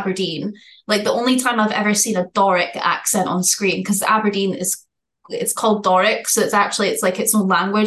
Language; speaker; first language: English; native; English